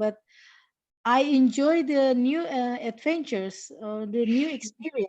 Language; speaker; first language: English; non-native, learner; Indonesian